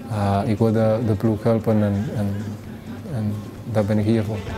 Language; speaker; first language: Dutch; early bilingual, other home language; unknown